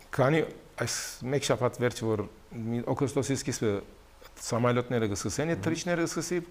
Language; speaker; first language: Armenian; early bilingual, heritage; Armenian